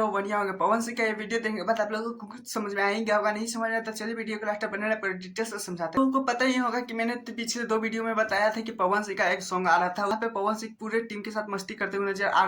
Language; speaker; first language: Hindi; non-native, local second language; Bhojpuri